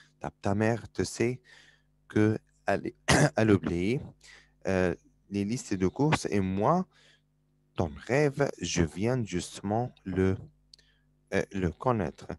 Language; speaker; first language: French; non-native, learner; Arabic